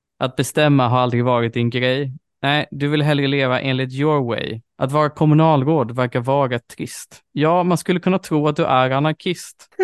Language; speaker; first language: Swedish; native; Swedish